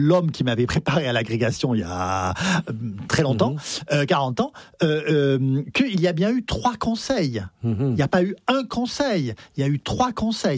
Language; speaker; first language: French; native; French